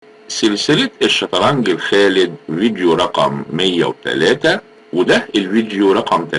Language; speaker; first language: Arabic; native; Arabic